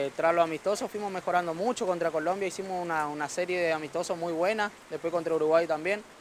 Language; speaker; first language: Spanish; native; Spanish